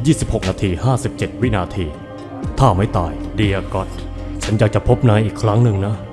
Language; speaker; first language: Thai; native; Thai